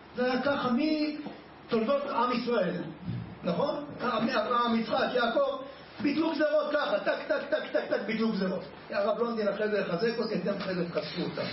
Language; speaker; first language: Hebrew; native; Hebrew